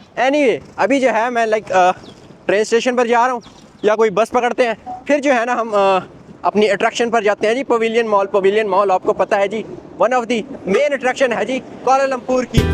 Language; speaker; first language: Urdu; native; Urdu